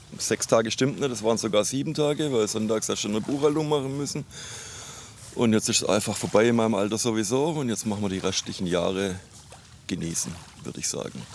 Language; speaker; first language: German; native; German